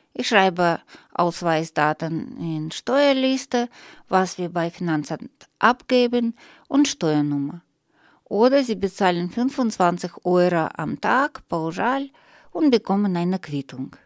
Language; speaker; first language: German; non-native, learner; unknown